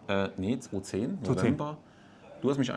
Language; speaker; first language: German; native; German